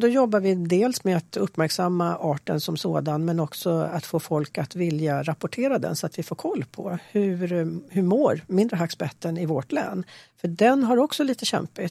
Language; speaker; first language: Swedish; native; Swedish